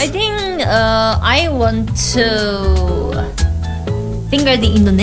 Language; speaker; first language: English; non-native, learner; Indonesian